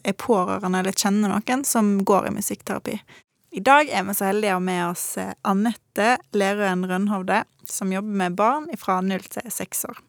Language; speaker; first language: Norwegian; native; Norwegian